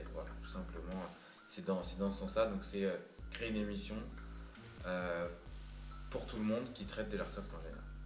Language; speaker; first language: French; native; French